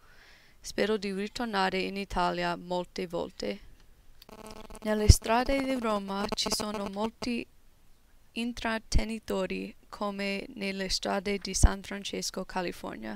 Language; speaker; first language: Italian; non-native, learner; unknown